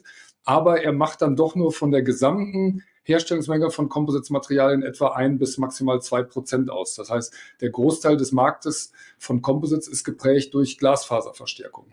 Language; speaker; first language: German; native; German